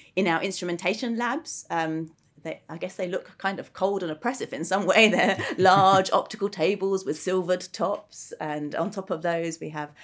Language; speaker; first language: English; native; English